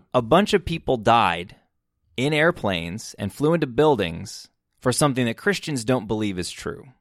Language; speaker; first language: English; native; English